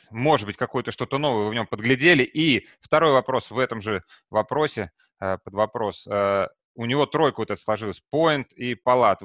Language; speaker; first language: Russian; native; Russian